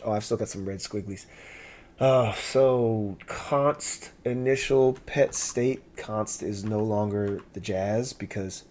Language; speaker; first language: English; native; English